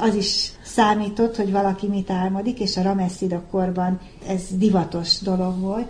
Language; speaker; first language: Hungarian; native; Hungarian